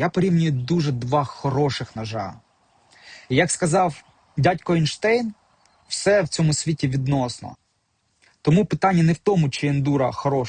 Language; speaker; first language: Ukrainian; native; Ukrainian